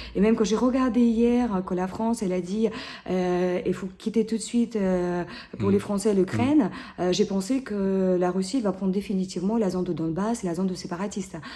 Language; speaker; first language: French; non-native, fluent; Ukrainian